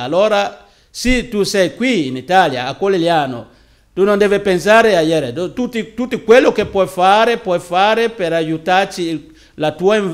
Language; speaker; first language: Italian; non-native, learner; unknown